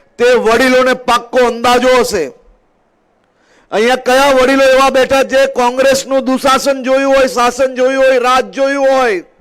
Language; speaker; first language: Gujarati; native; Gujarati